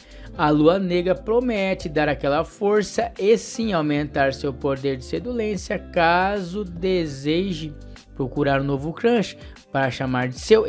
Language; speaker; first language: Portuguese; native; Portuguese